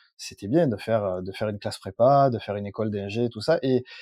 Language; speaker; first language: French; native; French